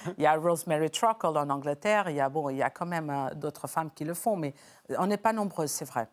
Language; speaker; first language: French; non-native, fluent; Portuguese